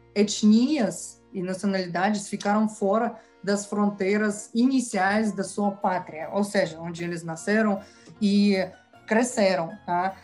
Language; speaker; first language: Portuguese; non-native, fluent; Kazakh